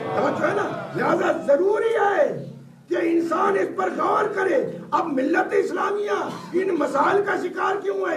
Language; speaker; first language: Urdu; non-native, local second language; Punjabi